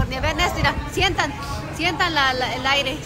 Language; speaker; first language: Spanish; native; Spanish